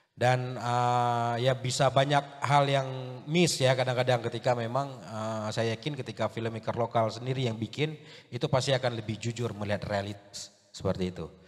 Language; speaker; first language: Indonesian; native; Indonesian